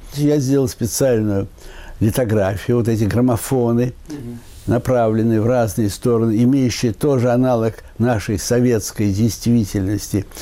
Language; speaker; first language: Russian; native; Russian